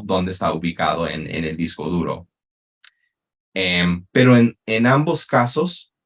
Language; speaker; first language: Spanish; non-native, fluent; English